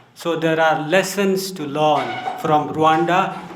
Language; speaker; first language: English; non-native, local second language; Nepali